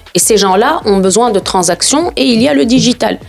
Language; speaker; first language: French; non-native, local second language; Arabic